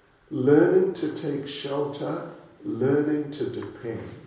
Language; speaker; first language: English; native; English